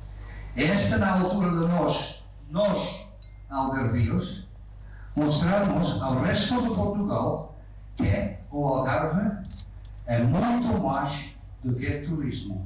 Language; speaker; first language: Portuguese; non-native, fluent; Dutch